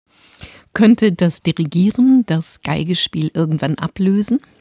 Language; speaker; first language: German; native; German